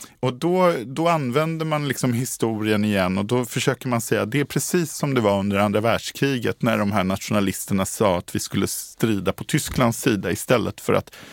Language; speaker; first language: Swedish; native; Swedish